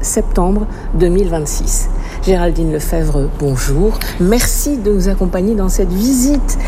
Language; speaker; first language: French; native; French